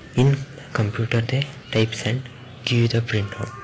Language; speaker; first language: English; non-native, local second language; Kannada